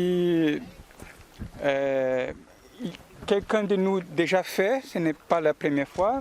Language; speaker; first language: French; non-native, learner; Portuguese